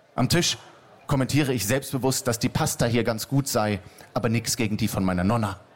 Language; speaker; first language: German; native; German